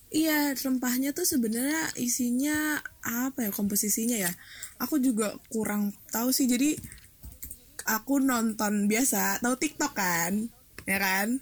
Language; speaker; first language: Indonesian; native; Indonesian